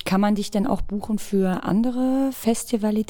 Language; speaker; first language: German; native; German